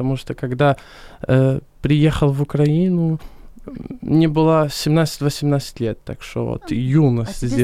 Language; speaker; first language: Russian; non-native, fluent; Arabic